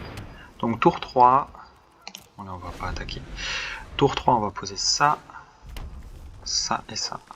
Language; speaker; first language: French; native; French